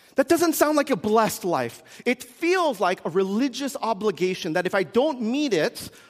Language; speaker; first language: English; early bilingual, other home language; Korean